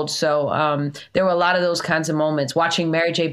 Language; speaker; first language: English; native; English